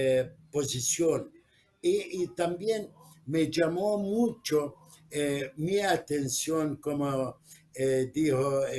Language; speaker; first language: Spanish; non-native, fluent; Arabic